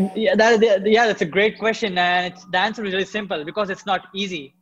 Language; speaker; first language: English; non-native, local second language; Hindi